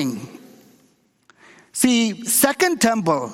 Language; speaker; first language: English; non-native, local second language; Malayalam